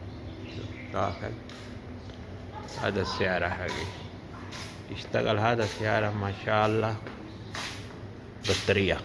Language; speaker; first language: Arabic; non-native, learner; Urdu